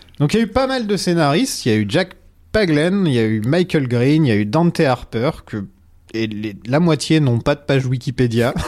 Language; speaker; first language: French; native; French